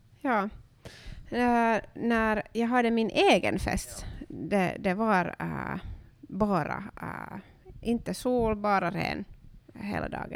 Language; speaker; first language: Swedish; non-native, local second language; Finnish